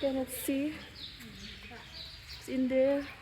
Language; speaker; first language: English; non-native, local second language; Filipino